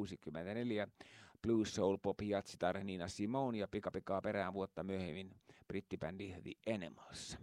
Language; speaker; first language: Finnish; native; Finnish